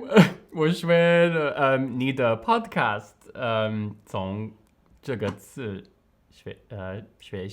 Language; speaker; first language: Chinese; non-native, learner; English